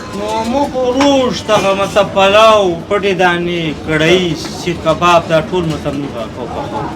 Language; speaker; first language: Pashto; native; Pashto